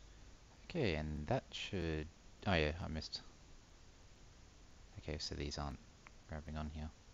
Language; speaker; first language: English; native; English